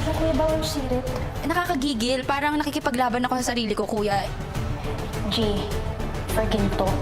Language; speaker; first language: Filipino; native; Filipino